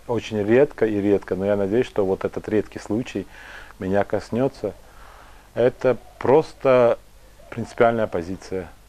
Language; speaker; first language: Russian; non-native, local second language; Tajik